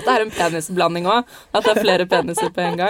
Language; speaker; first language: Norwegian; native; Norwegian